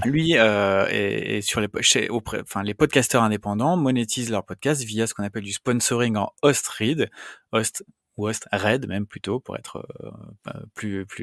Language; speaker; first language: French; native; French